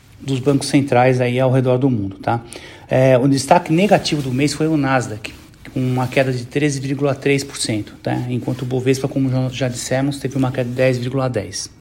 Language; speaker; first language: Portuguese; native; Portuguese